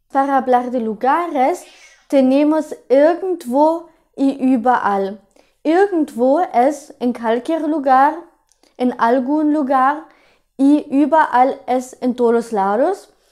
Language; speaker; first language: Spanish; non-native, fluent; German